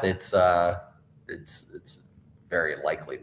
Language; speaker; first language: English; native; English